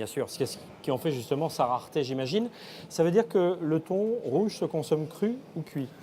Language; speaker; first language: French; native; French